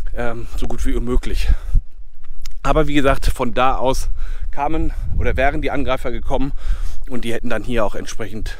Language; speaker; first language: German; native; German